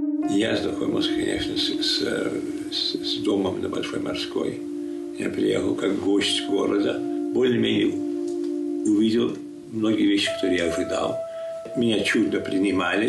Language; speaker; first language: Russian; early bilingual, heritage; Russian